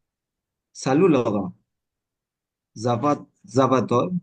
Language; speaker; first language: French; non-native, learner; Indonesian